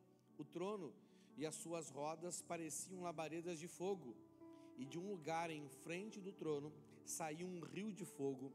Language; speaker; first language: Portuguese; native; Portuguese